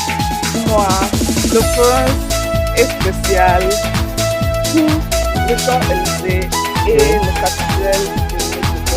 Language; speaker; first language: French; non-native, learner; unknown